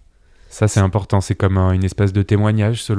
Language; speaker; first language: French; native; French